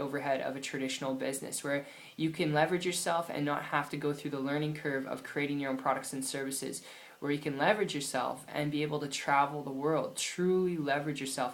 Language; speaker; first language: English; native; English